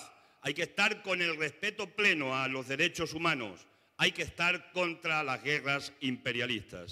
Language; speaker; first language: Spanish; native; Spanish